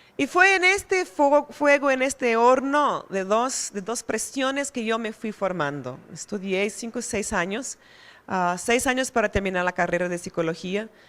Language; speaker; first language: Spanish; non-native, fluent; Portuguese